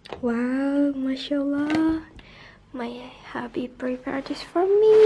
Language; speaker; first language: English; non-native, fluent; Indonesian